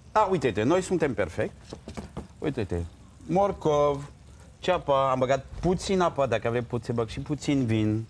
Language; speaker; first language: Romanian; non-native, learner; French